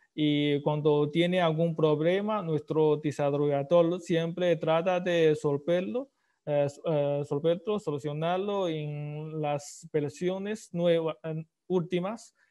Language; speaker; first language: Spanish; non-native, fluent; Chinese